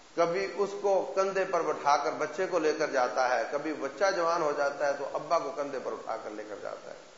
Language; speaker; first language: Urdu; native; Urdu